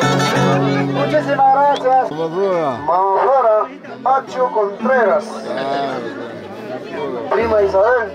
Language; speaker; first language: Spanish; native; Spanish